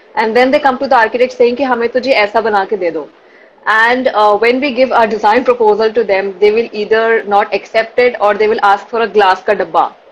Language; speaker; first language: English; non-native, local second language; Hindi